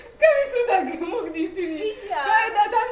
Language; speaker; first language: Indonesian; non-native, learner; Arabic